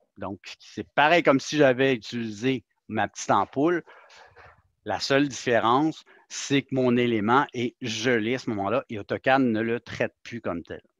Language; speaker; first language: French; native; French